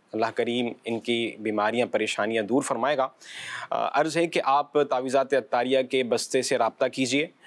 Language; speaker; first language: Urdu; non-native, local second language; Punjabi